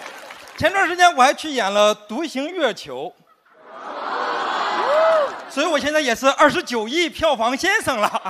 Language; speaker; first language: Chinese; native; Chinese